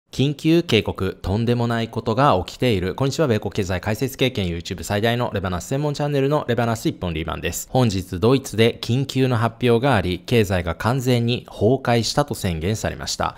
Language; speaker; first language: Japanese; native; Japanese